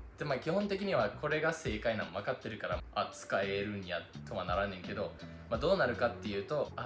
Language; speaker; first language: Japanese; non-native, fluent; English